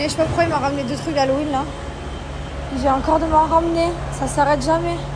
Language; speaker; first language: French; native; French